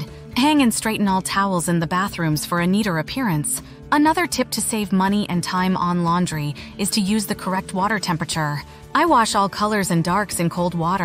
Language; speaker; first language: English; native; English